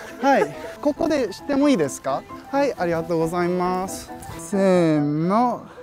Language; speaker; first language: Japanese; non-native, learner; Korean